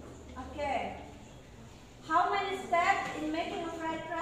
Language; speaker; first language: English; non-native, learner; Indonesian